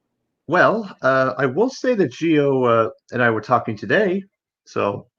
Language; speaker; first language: English; native; English